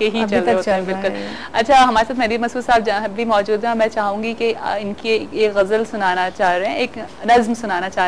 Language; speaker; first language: Urdu; native; Urdu